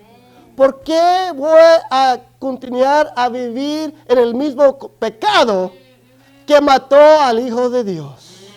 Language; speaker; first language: Spanish; early bilingual, other home language; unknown